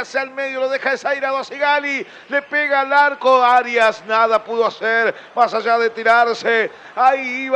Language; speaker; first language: Spanish; native; Spanish